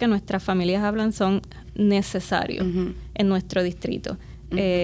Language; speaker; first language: Spanish; native; Spanish